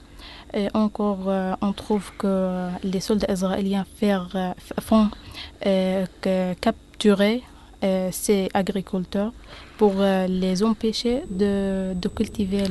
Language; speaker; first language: French; non-native, learner; Arabic